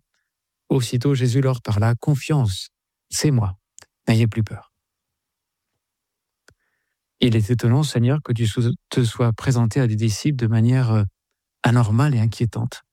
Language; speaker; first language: French; native; French